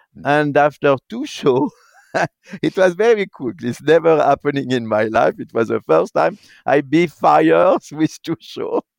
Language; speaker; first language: English; non-native, learner; French